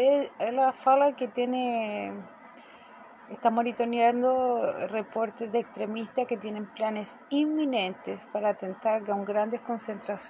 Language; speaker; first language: Portuguese; non-native, fluent; Spanish